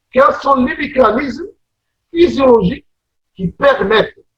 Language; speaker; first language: French; non-native, local second language; Arabic